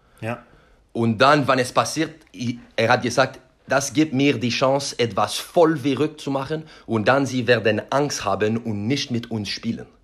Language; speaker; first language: German; non-native, learner; French